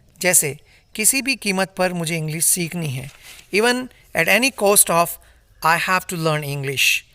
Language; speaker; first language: Hindi; native; Hindi